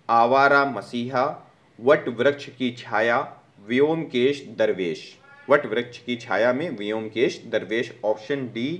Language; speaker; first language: Hindi; native; Hindi